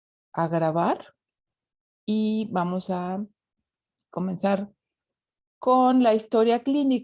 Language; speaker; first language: Spanish; native; Spanish